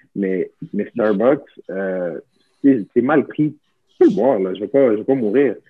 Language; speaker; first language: French; native; French